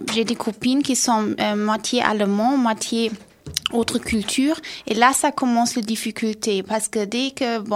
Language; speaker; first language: French; non-native, fluent; German